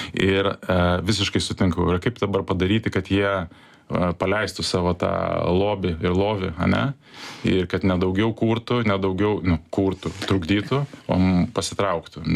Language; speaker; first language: Lithuanian; early bilingual, heritage; Lithuanian